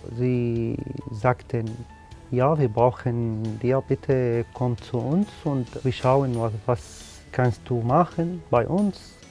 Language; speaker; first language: German; non-native, learner; Arabic